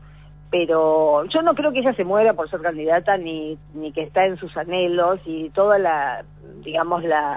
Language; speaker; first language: Spanish; native; Spanish